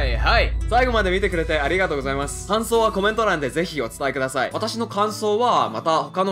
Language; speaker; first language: Japanese; non-native, fluent; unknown